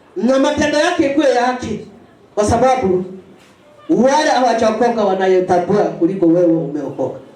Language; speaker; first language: Swahili; non-native, local second language; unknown